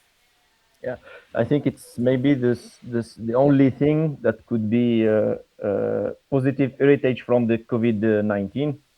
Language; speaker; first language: English; non-native, fluent; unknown